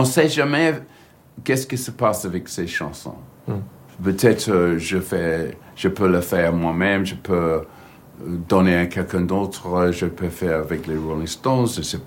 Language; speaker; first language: French; non-native, learner; English